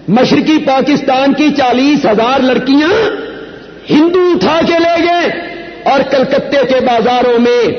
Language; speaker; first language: Urdu; non-native, local second language; Punjabi